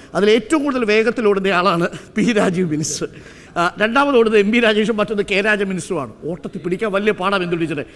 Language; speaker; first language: Malayalam; native; Malayalam